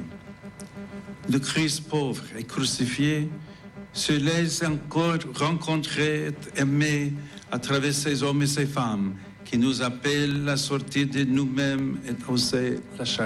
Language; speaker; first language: French; non-native, fluent; English